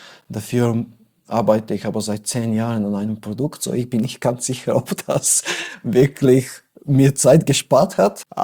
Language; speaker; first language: German; non-native, fluent; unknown